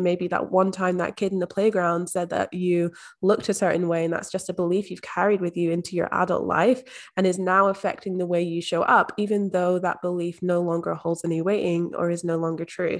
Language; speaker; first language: English; native; English